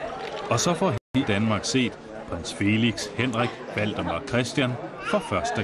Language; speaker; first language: Danish; native; Danish